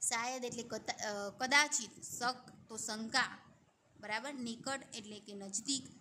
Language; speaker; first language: Hindi; non-native, local second language; Gujarati